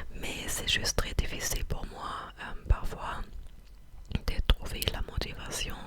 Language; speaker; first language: French; non-native, fluent; English